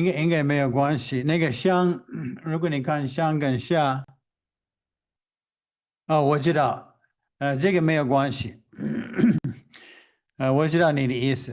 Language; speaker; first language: Chinese; non-native, fluent; English